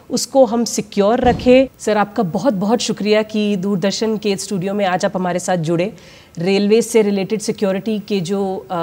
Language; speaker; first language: Hindi; native; Hindi